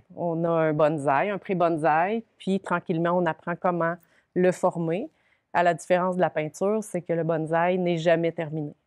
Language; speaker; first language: French; native; French